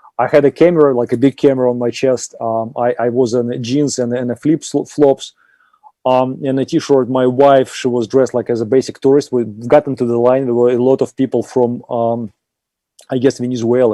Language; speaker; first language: English; non-native, fluent; German